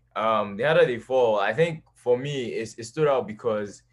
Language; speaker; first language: English; non-native, local second language; Yoruba